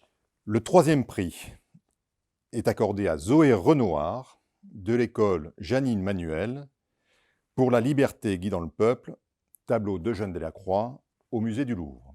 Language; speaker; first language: French; native; French